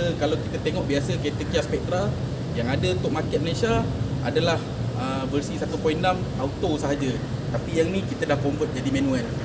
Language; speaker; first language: Malay; native; Malay